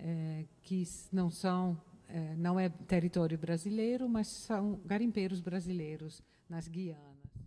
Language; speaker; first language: Portuguese; non-native, fluent; Dutch